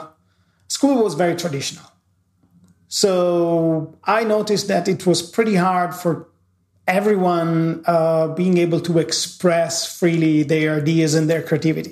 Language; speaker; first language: English; non-native, fluent; Italian